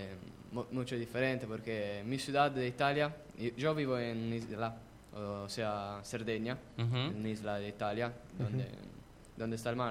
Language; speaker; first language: Spanish; non-native, learner; Italian